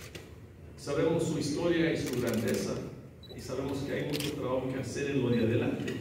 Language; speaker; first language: Spanish; early bilingual, heritage; English